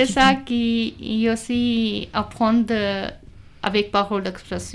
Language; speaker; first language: French; non-native, learner; Urdu